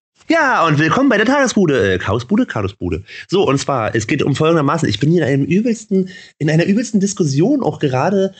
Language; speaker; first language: German; native; German